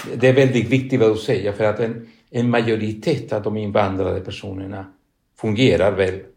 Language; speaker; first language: Swedish; non-native, fluent; Spanish